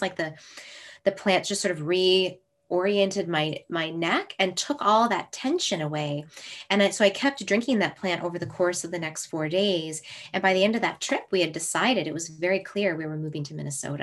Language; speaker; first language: English; native; English